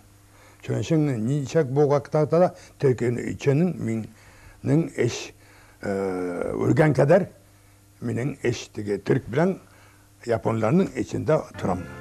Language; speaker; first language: Turkish; non-native, learner; Tatar